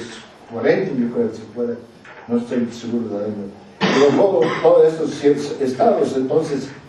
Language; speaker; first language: Spanish; non-native, fluent; English